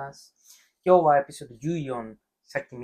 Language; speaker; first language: Japanese; non-native, learner; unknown